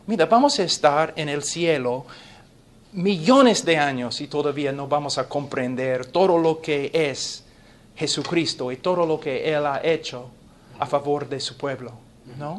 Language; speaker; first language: Spanish; non-native, fluent; English